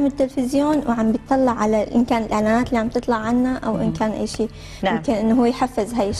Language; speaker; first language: Arabic; native; Arabic